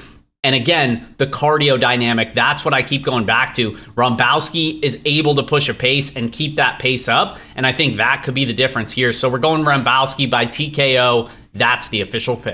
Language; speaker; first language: English; native; English